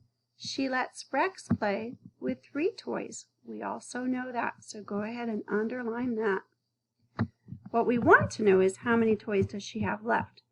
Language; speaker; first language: English; native; English